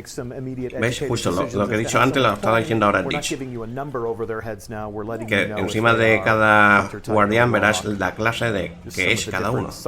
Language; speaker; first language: Spanish; native; Spanish